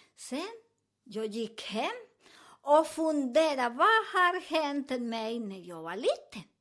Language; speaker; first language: Swedish; non-native, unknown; Spanish